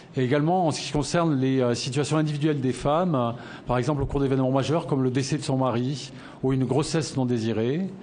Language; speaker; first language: French; native; French